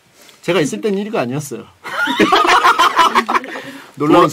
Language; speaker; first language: Korean; native; Korean